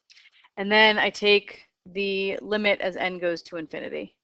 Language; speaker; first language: English; native; English